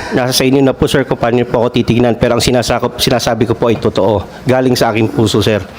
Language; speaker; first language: Filipino; non-native, local second language; Cebuano